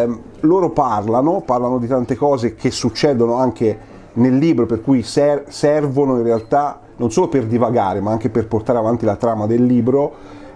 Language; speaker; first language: Italian; native; Italian